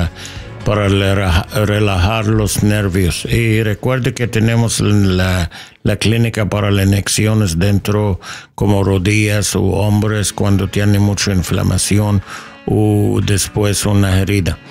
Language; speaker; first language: Spanish; non-native, learner; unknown